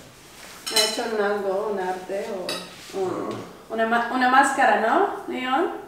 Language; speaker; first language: Spanish; non-native, learner; Filipino